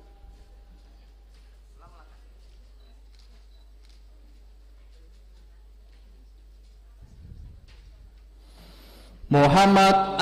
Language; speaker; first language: Indonesian; native; Indonesian